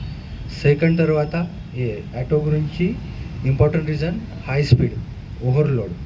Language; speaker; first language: Telugu; non-native, learner; Hindi